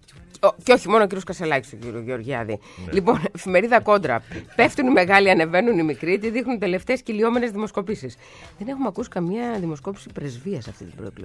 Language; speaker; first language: Greek; native; Greek